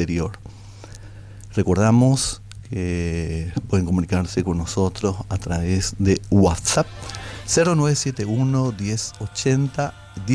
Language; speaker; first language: Spanish; non-native, local second language; Guarani